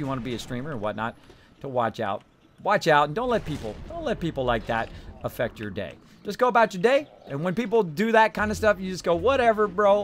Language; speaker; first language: English; native; English